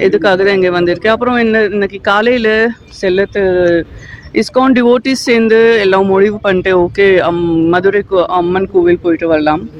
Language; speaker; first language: Tamil; non-native, fluent; Gujarati